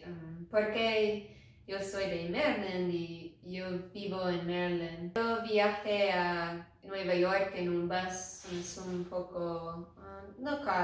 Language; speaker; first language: Spanish; non-native, learner; English